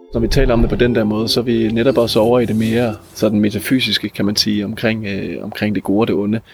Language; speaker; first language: Danish; native; Danish